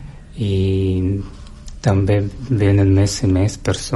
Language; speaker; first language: Catalan; non-native, learner; Russian